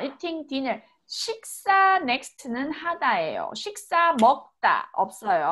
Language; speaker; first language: Korean; native; Korean